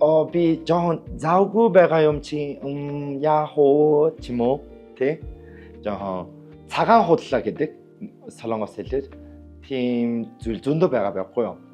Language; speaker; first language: Mongolian; non-native, learner; Korean